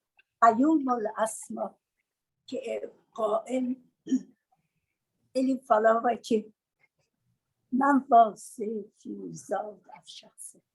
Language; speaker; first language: Portuguese; non-native, learner; Persian